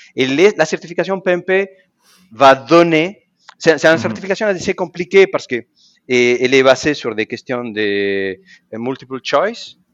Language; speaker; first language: French; non-native, fluent; Spanish